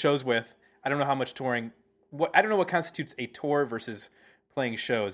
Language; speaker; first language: English; native; English